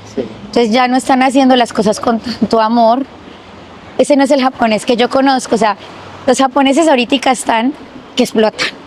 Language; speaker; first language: Spanish; native; Spanish